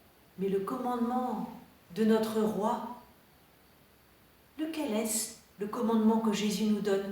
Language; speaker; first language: French; native; French